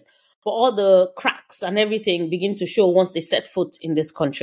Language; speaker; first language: English; non-native, local second language; Yoruba